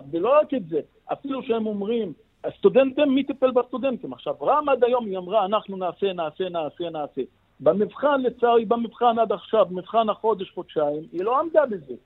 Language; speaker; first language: Hebrew; non-native, local second language; Arabic